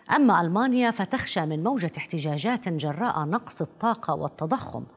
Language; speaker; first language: Arabic; non-native, fluent; Russian